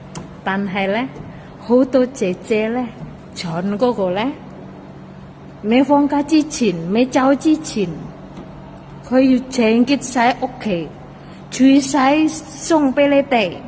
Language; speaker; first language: Cantonese; non-native, fluent; Indonesian